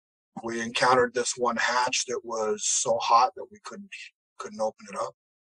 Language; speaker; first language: English; native; English